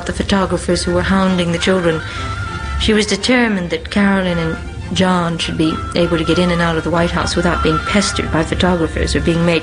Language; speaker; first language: English; native; English